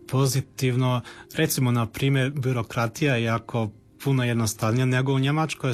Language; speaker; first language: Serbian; early bilingual, heritage; Croatian